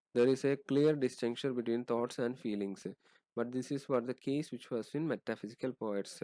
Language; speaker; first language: English; non-native, local second language; Malayalam